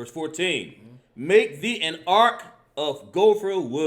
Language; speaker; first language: English; native; English